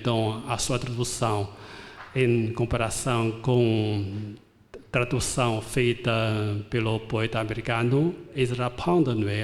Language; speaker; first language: Portuguese; non-native, fluent; Chinese